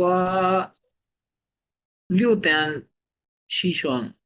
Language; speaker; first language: Chinese; non-native, learner; Urdu